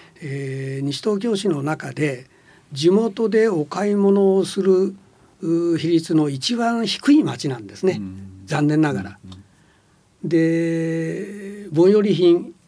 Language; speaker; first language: Japanese; native; Japanese